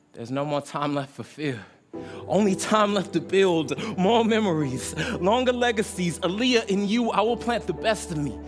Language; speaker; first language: English; native; English